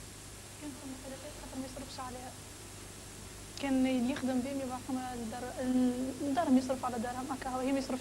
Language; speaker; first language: Arabic; native; Arabic